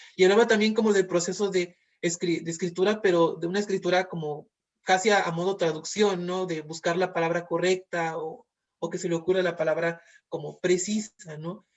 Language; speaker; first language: Spanish; native; Spanish